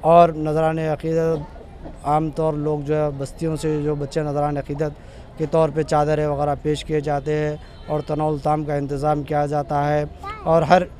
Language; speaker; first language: Hindi; native; Hindi